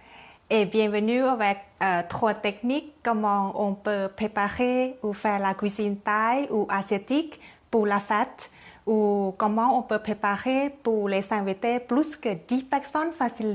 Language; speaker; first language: French; non-native, learner; Thai